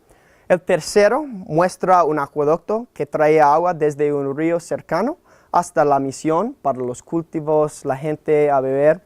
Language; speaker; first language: Spanish; non-native, fluent; English